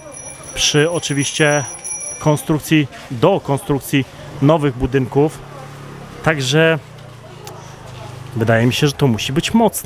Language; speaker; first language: Polish; native; Polish